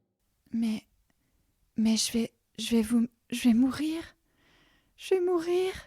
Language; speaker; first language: French; native; French